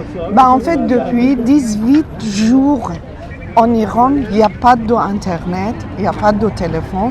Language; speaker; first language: French; non-native, fluent; Persian